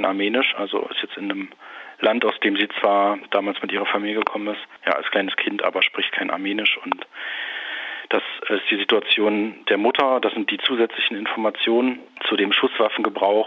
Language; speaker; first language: German; native; German